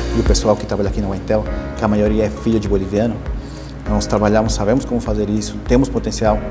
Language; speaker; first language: Portuguese; early bilingual, other home language; Spanish